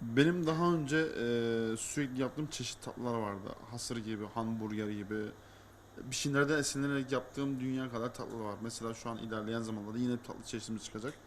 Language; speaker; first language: Turkish; native; Turkish